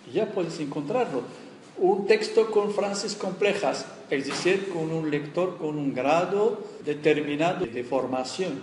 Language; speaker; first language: Spanish; non-native, fluent; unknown